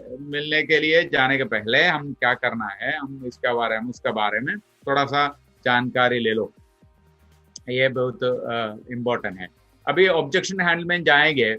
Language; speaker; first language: Hindi; non-native, local second language; Malayalam